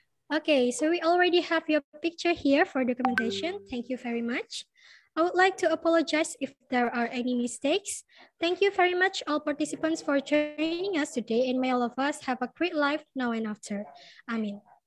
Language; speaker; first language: English; non-native, fluent; Indonesian